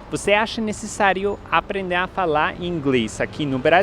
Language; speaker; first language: Portuguese; non-native, fluent; English